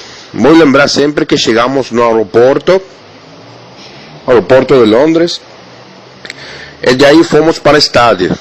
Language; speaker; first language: Portuguese; non-native, learner; Spanish